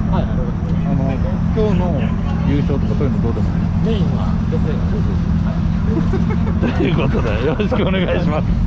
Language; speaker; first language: Japanese; native; Japanese